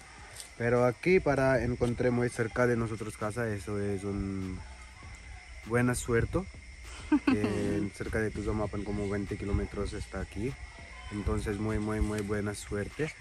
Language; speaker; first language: Spanish; non-native, learner; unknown